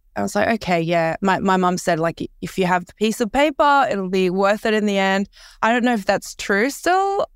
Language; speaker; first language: English; early bilingual, other home language; Korean